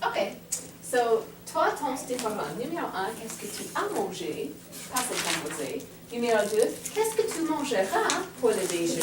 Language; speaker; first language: French; non-native, fluent; English